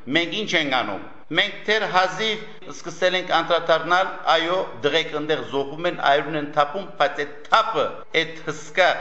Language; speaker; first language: Armenian; early bilingual, heritage; Armenian